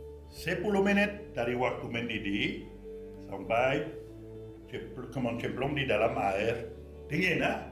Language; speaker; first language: Indonesian; non-native, fluent; French